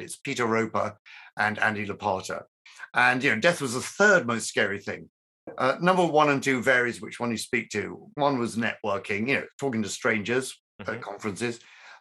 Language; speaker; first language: English; native; English